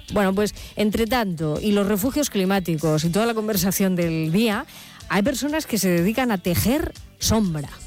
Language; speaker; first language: Spanish; native; Spanish